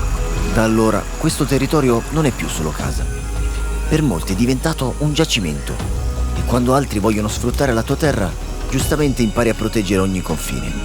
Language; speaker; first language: Italian; native; Italian